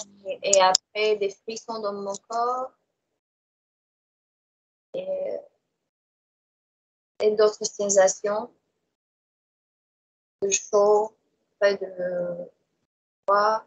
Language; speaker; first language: French; non-native, fluent; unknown